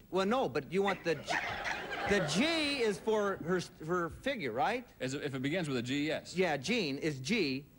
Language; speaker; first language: English; native; English